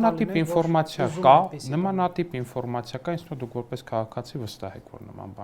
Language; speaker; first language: Armenian; native; Armenian